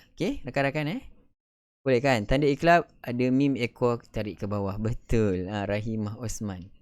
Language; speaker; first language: Malay; native; Malay